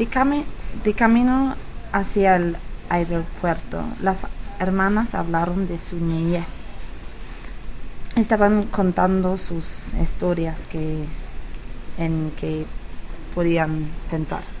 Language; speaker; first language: Spanish; non-native, learner; English